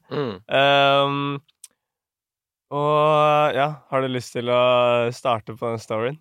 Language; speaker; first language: Norwegian; native; Norwegian